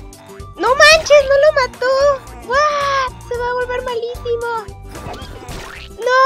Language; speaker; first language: Spanish; native; Spanish